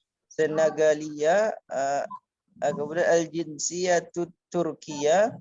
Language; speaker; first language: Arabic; non-native, learner; Indonesian